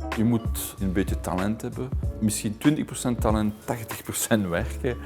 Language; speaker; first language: Dutch; non-native, local second language; French